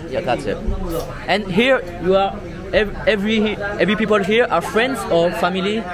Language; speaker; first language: English; non-native, learner; French